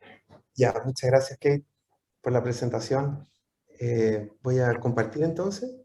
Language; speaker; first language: Spanish; native; Spanish